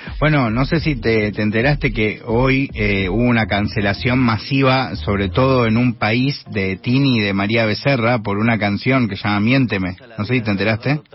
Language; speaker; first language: Spanish; native; Spanish